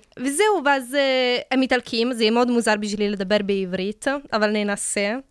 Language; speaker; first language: Hebrew; non-native, fluent; Italian